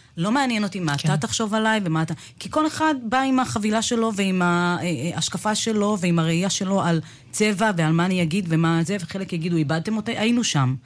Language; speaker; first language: Hebrew; early bilingual, other home language; Amharic